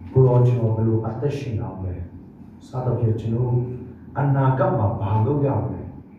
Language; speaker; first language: Burmese; non-native, local second language; Tedim Chin